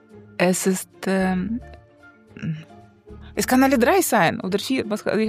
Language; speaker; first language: German; non-native, fluent; Russian